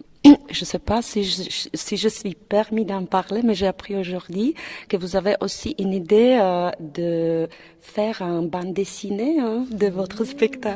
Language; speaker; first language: French; non-native, fluent; Czech